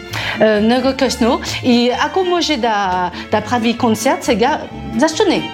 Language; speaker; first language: Bulgarian; non-native, learner; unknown